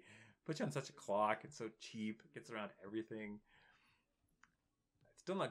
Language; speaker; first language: English; native; English